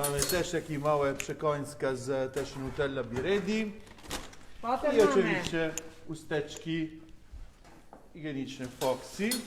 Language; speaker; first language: Polish; non-native, fluent; Italian